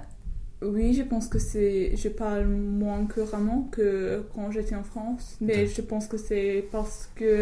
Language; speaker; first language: French; non-native, fluent; English